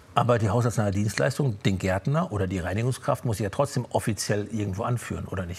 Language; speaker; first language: German; native; German